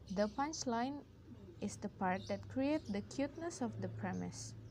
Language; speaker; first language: English; non-native, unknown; Indonesian